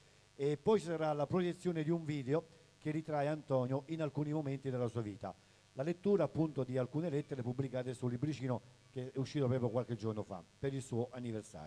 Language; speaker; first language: Italian; native; Italian